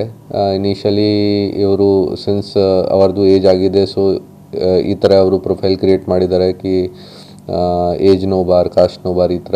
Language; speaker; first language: Kannada; non-native, local second language; Hindi